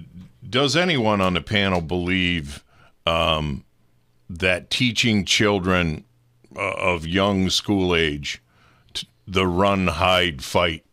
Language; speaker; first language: English; native; English